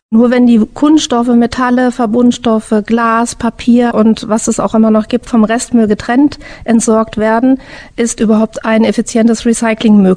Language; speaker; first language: German; native; German